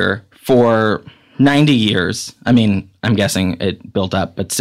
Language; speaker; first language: English; native; English